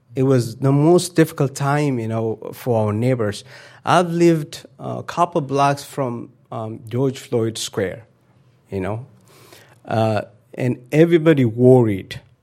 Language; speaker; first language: English; non-native, fluent; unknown